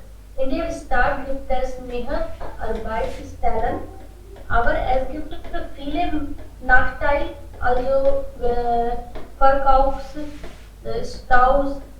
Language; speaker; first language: German; non-native, learner; Hindi